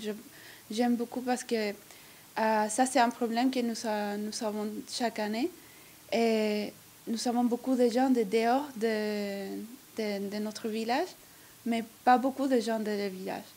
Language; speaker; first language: French; non-native, learner; Italian